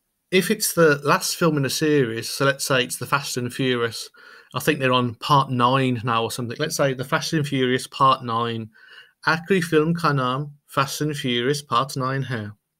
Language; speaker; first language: English; native; English